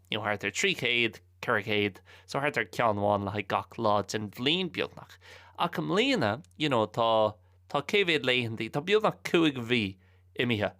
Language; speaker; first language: Irish; non-native, local second language; English